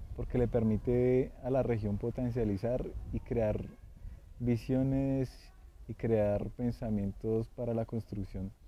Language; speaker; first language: Spanish; native; Spanish